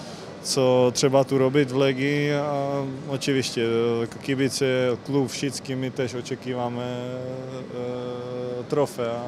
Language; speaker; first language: Polish; non-native, learner; Czech